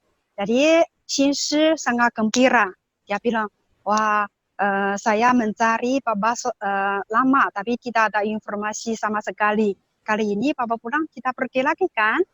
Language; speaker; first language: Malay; non-native, learner; Chinese